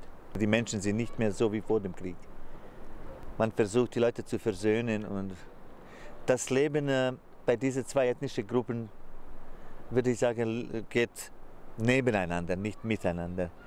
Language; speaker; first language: German; non-native, fluent; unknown